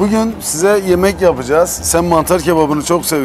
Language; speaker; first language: Turkish; native; Turkish